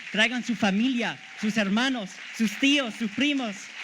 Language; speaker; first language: Spanish; early bilingual, heritage; Spanish